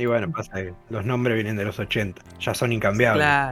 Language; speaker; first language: Spanish; native; Spanish